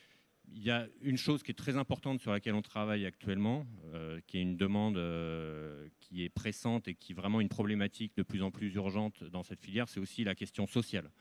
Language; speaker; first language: French; native; French